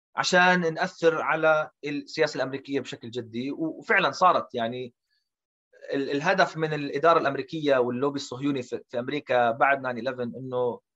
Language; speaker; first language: Arabic; early bilingual, heritage; Arabic